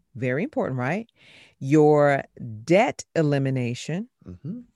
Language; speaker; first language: English; native; English